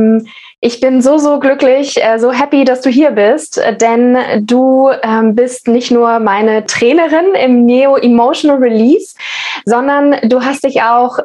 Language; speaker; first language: German; native; German